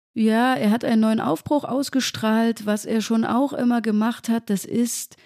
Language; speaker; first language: German; native; German